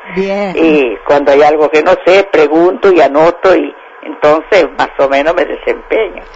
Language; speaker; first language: Spanish; native; Spanish